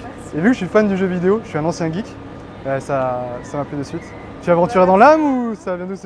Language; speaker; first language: French; native; French